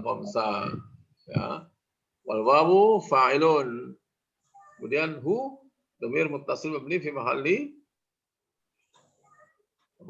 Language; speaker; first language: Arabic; non-native, fluent; Indonesian